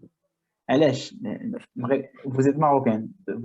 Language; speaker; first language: French; non-native, local second language; Arabic